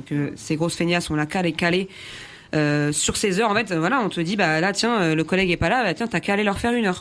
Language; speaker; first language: French; native; French